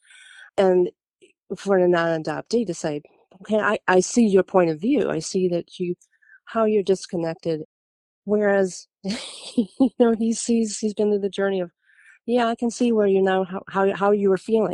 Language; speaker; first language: English; early bilingual, other home language; German